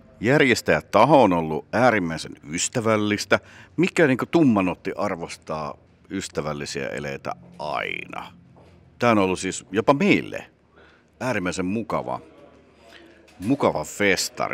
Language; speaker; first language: Finnish; native; Finnish